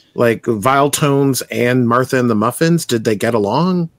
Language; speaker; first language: English; native; English